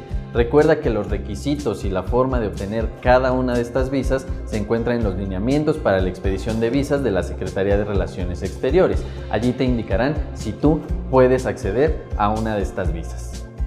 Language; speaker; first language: Spanish; native; Spanish